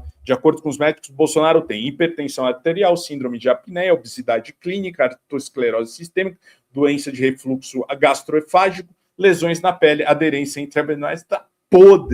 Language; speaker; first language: Portuguese; native; Portuguese